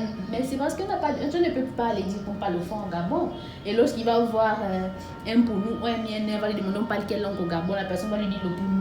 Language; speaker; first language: French; non-native, local second language; Fang